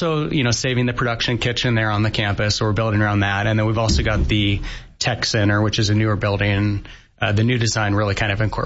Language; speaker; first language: English; native; English